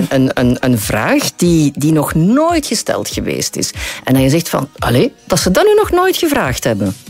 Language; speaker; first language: Dutch; native; Dutch